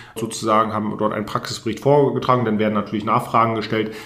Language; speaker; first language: German; native; German